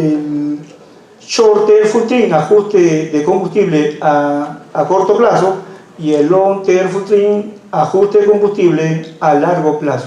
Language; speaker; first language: Spanish; native; Spanish